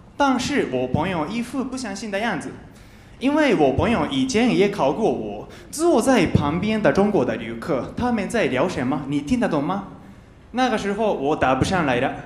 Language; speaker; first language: Chinese; non-native, fluent; Japanese